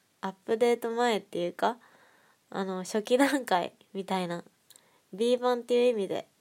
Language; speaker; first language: Japanese; native; Japanese